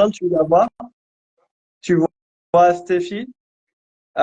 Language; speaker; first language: French; non-native, fluent; Spanish